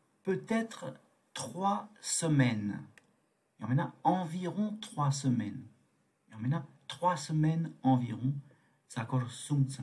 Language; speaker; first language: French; non-native, fluent; Tibetan